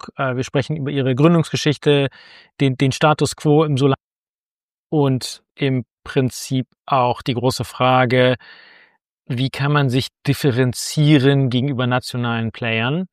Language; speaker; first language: German; native; German